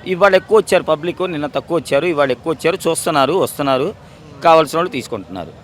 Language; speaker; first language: Telugu; native; Telugu